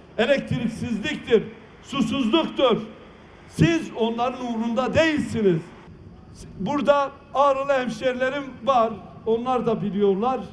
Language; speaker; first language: Turkish; non-native, local second language; Kurdish